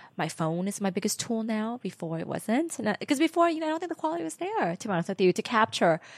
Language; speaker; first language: English; early bilingual, other home language; Vietnamese